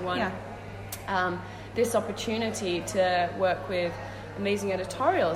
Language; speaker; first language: English; native; English